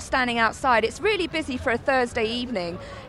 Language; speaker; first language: English; native; English